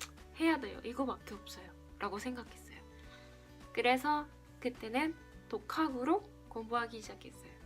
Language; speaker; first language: Korean; non-native, fluent; Spanish